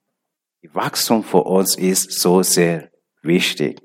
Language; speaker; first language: German; non-native, learner; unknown